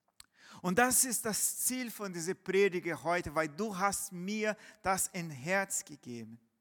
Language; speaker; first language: German; non-native, fluent; Portuguese